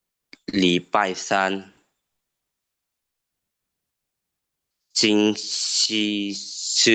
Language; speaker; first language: Chinese; non-native, learner; Lao